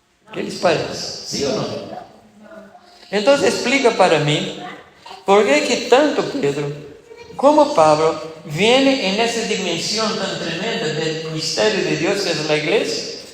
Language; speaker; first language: Spanish; non-native, fluent; Portuguese